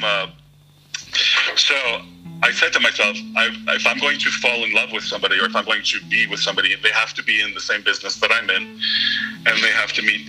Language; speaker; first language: English; early bilingual, other home language; Greek